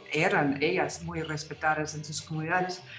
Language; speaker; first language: Spanish; non-native, fluent; English